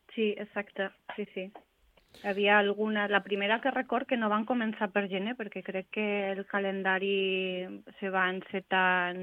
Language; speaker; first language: Catalan; non-native, local second language; Spanish